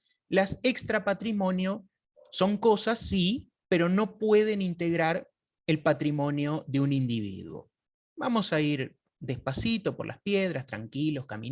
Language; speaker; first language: Spanish; native; Spanish